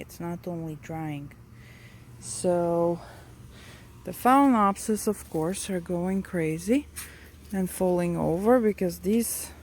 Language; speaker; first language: English; non-native, fluent; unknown